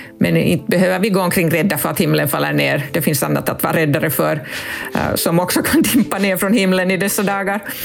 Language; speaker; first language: Swedish; non-native, local second language; Finnish